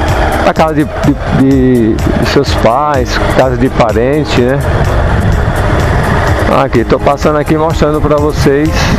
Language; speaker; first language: Portuguese; native; Portuguese